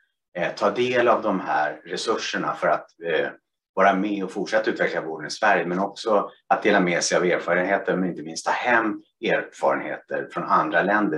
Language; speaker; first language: Swedish; native; Swedish